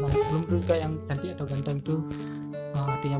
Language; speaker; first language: Indonesian; native; Indonesian